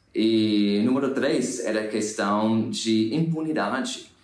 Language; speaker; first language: Portuguese; non-native, fluent; English